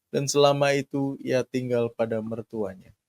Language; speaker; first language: Indonesian; native; Indonesian